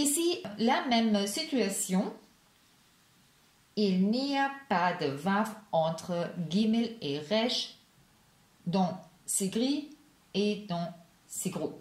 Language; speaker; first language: French; non-native, fluent; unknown